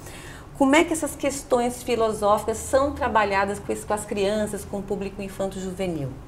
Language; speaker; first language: Portuguese; native; Portuguese